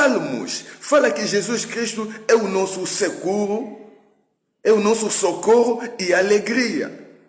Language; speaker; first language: Portuguese; non-native, fluent; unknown